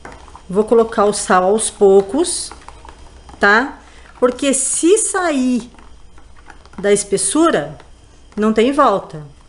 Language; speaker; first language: Portuguese; native; Portuguese